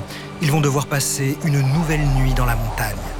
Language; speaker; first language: French; native; French